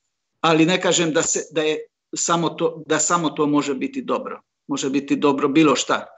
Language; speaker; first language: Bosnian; non-native, local second language; Hungarian